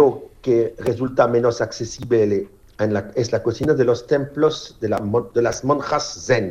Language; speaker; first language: Spanish; non-native, fluent; French